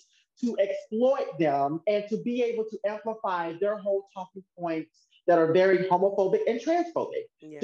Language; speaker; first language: English; native; English